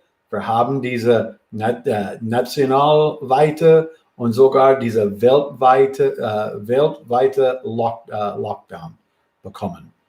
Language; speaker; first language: German; non-native, fluent; English